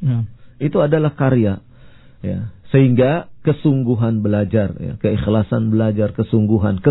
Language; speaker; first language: Indonesian; native; Indonesian